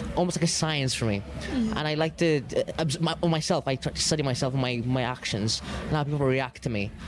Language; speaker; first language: English; early bilingual, other home language; Arabic